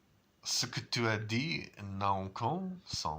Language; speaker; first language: French; non-native, learner; English